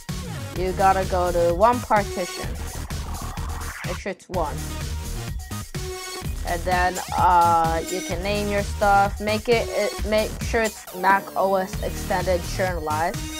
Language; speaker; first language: English; native; English